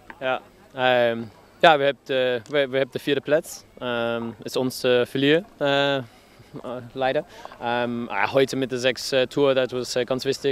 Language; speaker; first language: German; non-native, fluent; English